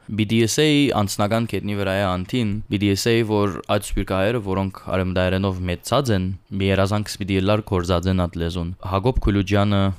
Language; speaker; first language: Armenian; early bilingual, heritage; Armenian